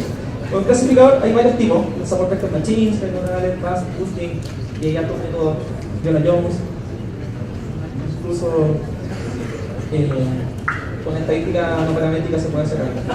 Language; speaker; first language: Spanish; native; Spanish